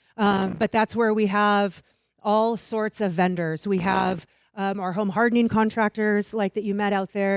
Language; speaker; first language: English; native; English